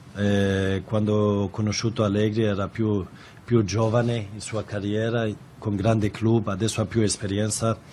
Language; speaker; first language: Italian; non-native, fluent; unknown